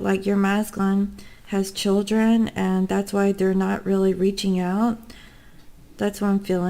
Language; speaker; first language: English; native; English